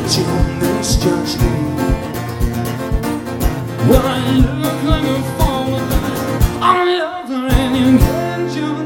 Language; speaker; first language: English; native; English